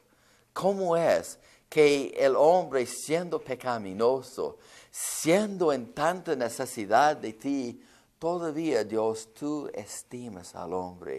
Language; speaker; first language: Spanish; non-native, fluent; English